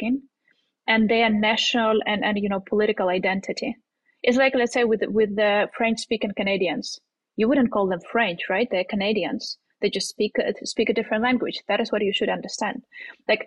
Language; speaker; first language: English; non-native, fluent; Ukrainian